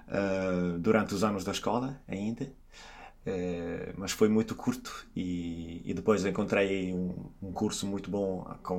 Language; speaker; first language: Portuguese; non-native, fluent; Italian